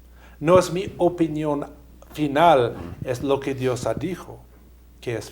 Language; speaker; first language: Spanish; non-native, fluent; English